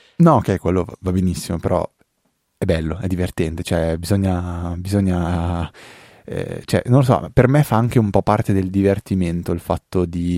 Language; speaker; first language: Italian; native; Italian